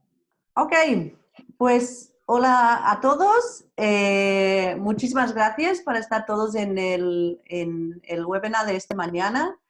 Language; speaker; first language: Spanish; non-native, fluent; English